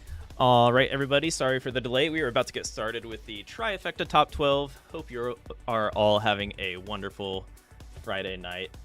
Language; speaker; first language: English; native; English